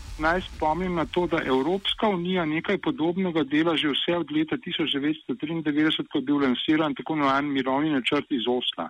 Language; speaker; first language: Slovenian; native; Slovenian